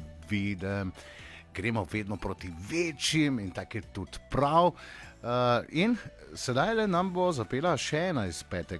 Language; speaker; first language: Slovenian; native; Slovenian